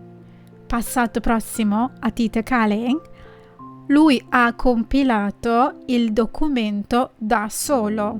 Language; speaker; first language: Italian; non-native, fluent; Sinhala